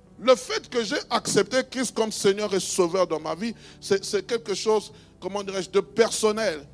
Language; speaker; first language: French; non-native, local second language; Luba-Lulua